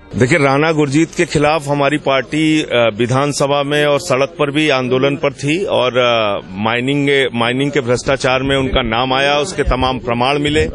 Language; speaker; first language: Hindi; native; Hindi